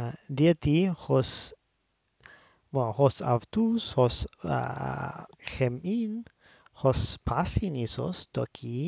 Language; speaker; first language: Greek; non-native, learner; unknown